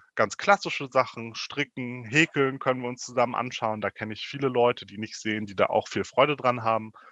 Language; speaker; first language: German; native; German